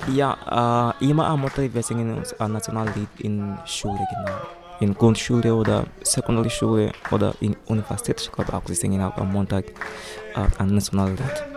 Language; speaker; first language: German; non-native, learner; Swahili